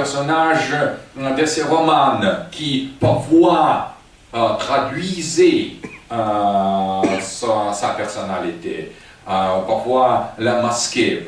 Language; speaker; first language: French; non-native, fluent; Russian